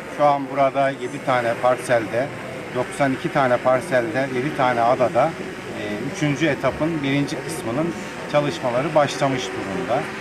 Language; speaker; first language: Turkish; native; Turkish